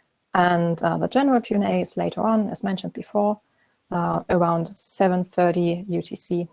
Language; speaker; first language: English; non-native, fluent; German